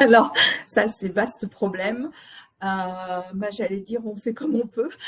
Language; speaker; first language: French; native; French